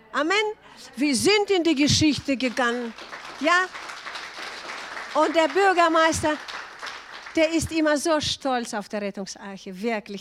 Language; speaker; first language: German; non-native, fluent; Russian